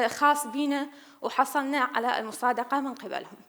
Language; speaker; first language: English; non-native, learner; Arabic